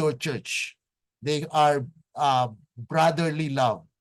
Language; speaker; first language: English; non-native, local second language; Filipino